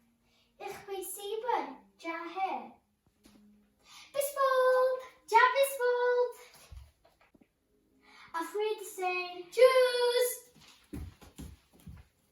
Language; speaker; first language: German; non-native, learner; Welsh